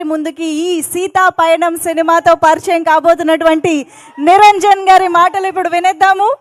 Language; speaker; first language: Telugu; native; Telugu